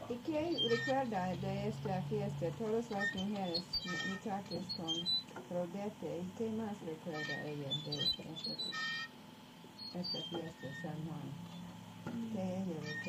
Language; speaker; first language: Spanish; non-native, learner; English